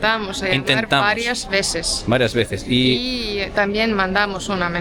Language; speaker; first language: Spanish; non-native, fluent; Portuguese